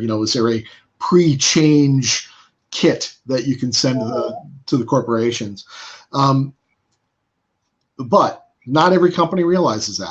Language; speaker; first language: English; native; English